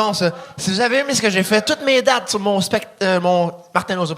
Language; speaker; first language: French; native; French